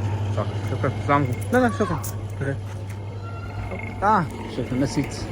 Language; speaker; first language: Arabic; non-native, learner; English